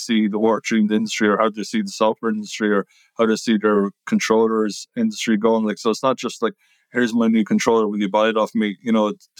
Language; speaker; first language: English; native; English